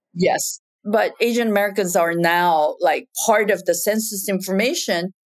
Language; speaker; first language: English; non-native, fluent; Japanese